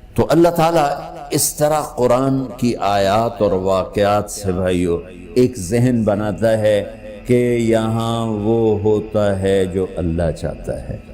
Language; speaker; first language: Urdu; non-native, local second language; Punjabi